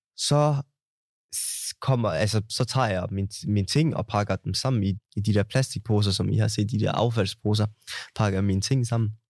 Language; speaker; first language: Danish; early bilingual, other home language; Somali